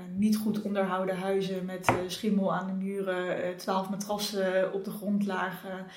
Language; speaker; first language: Dutch; native; Dutch